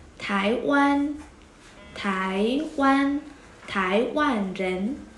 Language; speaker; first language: Chinese; non-native, fluent; Vietnamese